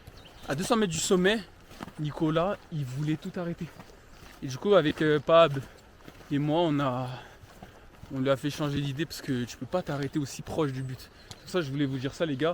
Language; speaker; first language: French; native; French